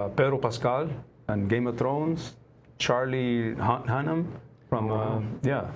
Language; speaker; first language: English; native; English